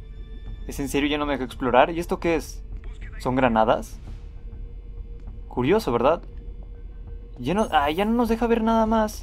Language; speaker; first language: Spanish; native; Spanish